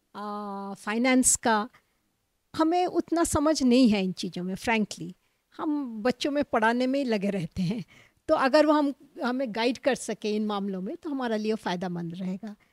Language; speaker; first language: Hindi; non-native, local second language; Bangla